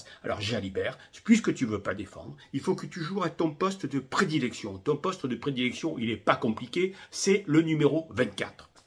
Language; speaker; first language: French; native; French